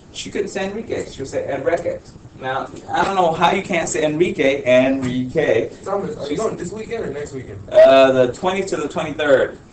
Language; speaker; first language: English; early bilingual, other home language; Spanish